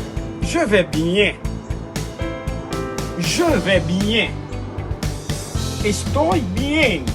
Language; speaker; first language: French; non-native, local second language; Haitian Creole